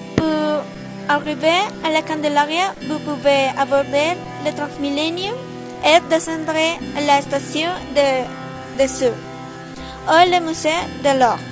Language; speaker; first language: French; non-native, learner; Spanish